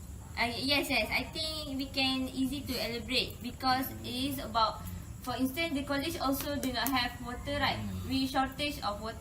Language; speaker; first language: English; non-native, local second language; Malay